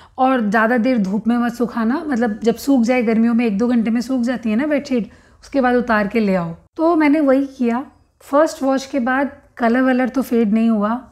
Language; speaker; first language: Hindi; native; Hindi